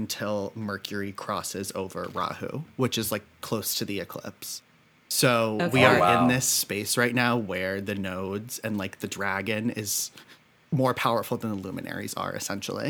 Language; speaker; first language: English; native; English